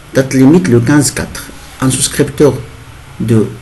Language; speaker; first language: French; non-native, local second language; Arabic